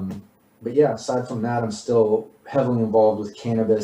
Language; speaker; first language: English; native; English